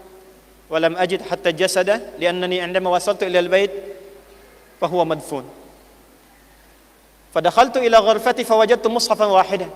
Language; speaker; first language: Arabic; non-native, fluent; Indonesian